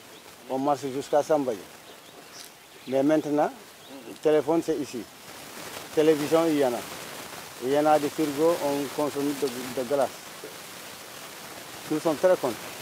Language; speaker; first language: French; non-native, local second language; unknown